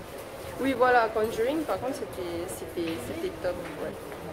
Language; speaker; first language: French; native; French